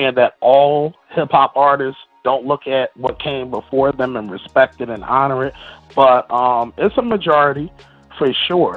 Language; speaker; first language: English; native; English